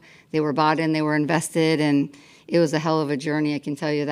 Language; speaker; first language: English; native; English